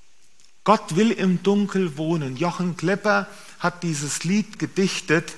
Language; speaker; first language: German; native; German